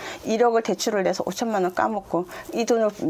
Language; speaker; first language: Korean; native; Korean